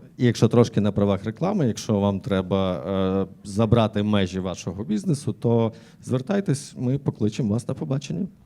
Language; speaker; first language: Ukrainian; native; Ukrainian